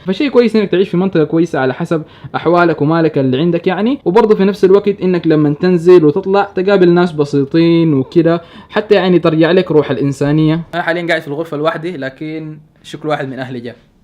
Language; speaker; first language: Arabic; native; Arabic